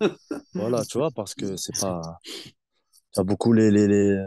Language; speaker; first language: French; native; French